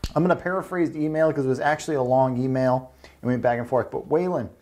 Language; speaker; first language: English; native; English